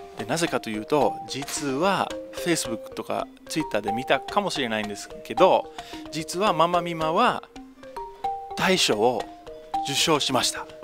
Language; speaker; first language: Japanese; non-native, fluent; Dutch